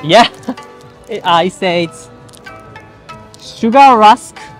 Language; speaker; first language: English; non-native, learner; Japanese